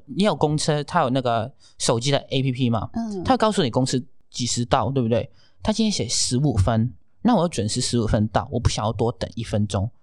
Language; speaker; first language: Chinese; non-native, fluent; Cantonese